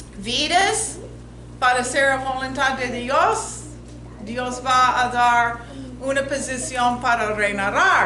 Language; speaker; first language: Spanish; non-native, learner; English